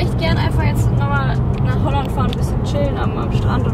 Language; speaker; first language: German; native; German